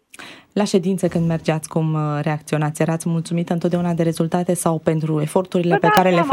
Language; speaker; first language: Romanian; native; Romanian